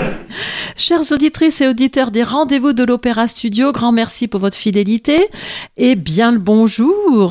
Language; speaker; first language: French; native; French